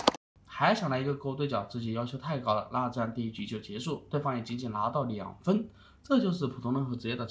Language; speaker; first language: Chinese; native; Chinese